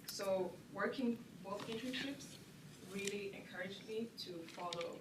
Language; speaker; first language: English; non-native, local second language; Kinyarwanda